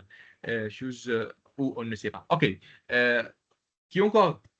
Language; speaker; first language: French; non-native, local second language; Arabic